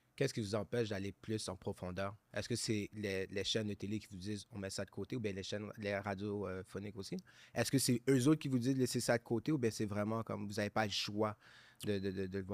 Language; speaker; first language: French; native; French